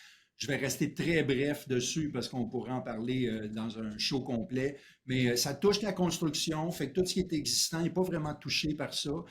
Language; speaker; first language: French; native; French